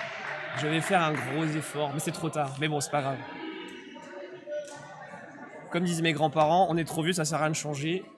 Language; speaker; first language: French; native; French